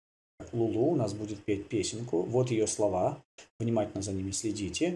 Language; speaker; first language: Russian; native; Russian